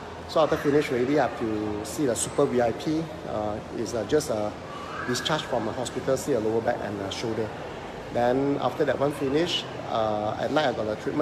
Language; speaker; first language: English; non-native, local second language; Cantonese